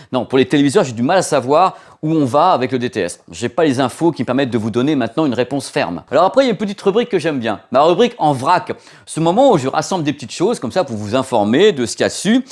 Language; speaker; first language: French; native; French